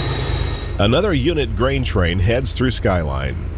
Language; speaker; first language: English; native; English